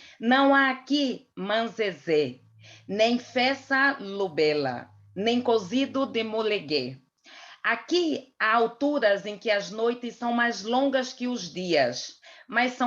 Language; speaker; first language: Portuguese; native; Portuguese